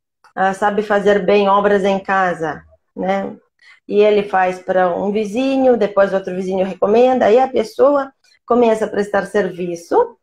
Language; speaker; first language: Portuguese; non-native, fluent; Russian